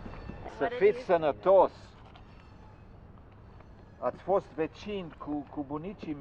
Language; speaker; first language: Romanian; non-native, local second language; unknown